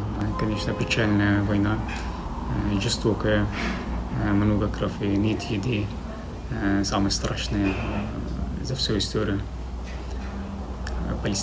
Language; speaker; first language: Russian; non-native, fluent; Arabic